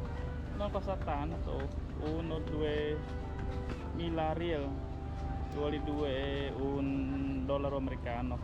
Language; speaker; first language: Italian; non-native, fluent; Vietnamese